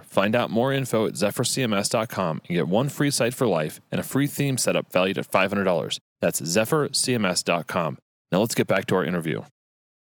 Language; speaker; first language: English; native; English